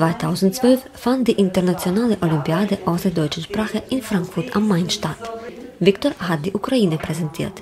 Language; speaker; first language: German; non-native, fluent; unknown